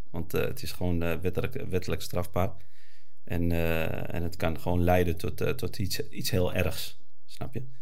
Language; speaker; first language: Dutch; early bilingual, other home language; Arabic